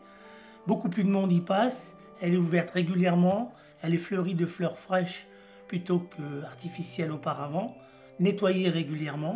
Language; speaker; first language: French; native; French